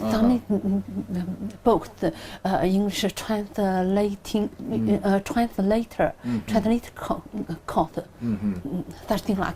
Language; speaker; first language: English; non-native, learner; Chinese